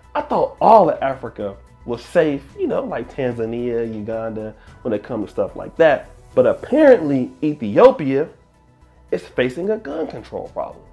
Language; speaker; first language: English; native; English